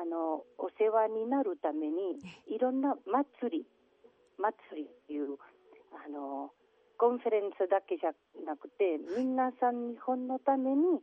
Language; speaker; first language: Japanese; non-native, learner; Catalan